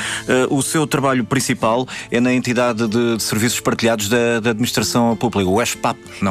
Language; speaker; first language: Portuguese; native; Portuguese